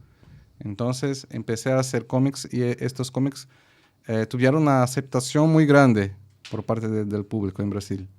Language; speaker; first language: Spanish; non-native, fluent; Portuguese